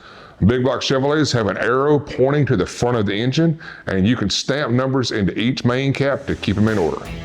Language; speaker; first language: English; native; English